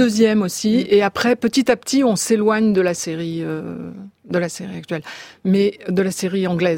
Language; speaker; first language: French; native; French